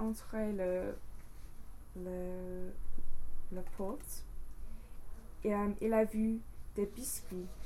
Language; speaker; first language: French; non-native, learner; English